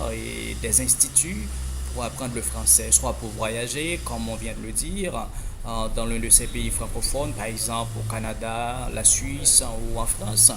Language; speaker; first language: French; non-native, fluent; Spanish